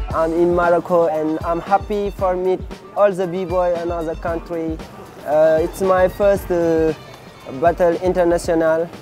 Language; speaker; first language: English; non-native, learner; Wolof